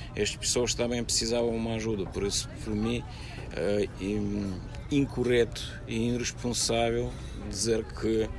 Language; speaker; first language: Portuguese; non-native, fluent; Russian